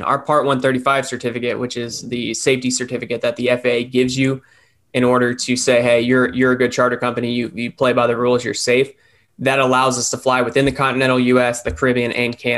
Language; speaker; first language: English; native; English